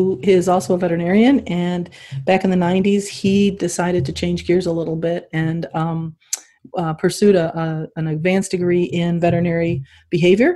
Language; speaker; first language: English; native; English